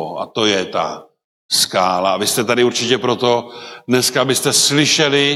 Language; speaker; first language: Czech; non-native, local second language; Polish